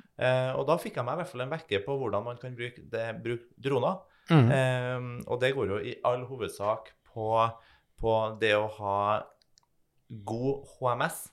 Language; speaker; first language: Norwegian; native; Norwegian